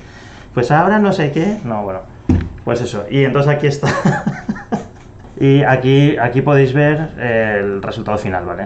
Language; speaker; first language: Spanish; native; Spanish